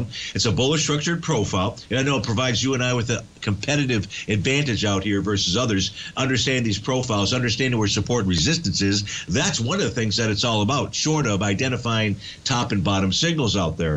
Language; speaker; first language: English; native; English